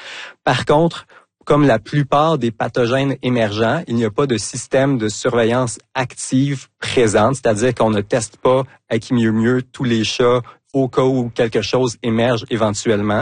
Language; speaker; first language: French; native; French